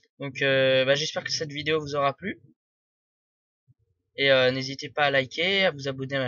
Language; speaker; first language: French; native; French